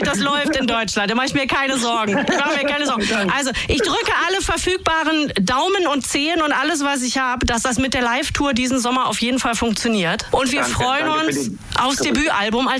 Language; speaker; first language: German; native; German